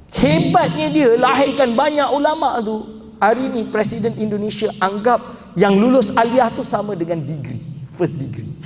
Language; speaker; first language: Malay; native; Malay